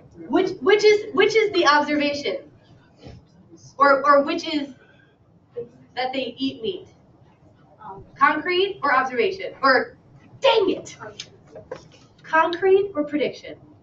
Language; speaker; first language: English; native; English